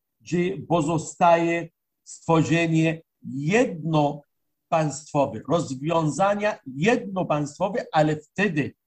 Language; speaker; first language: Polish; non-native, fluent; Arabic